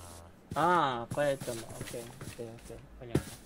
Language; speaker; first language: Russian; non-native, learner; Latvian